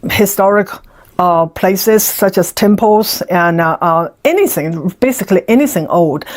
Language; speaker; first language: English; non-native, fluent; Chinese